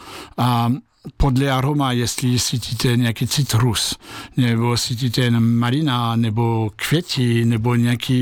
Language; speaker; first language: Czech; non-native, learner; French